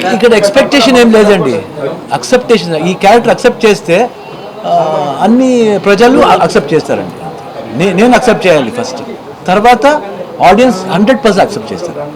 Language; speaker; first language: Telugu; non-native, learner; Kannada